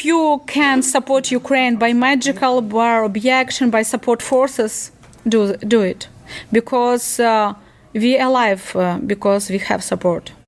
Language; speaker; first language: English; non-native, learner; Ukrainian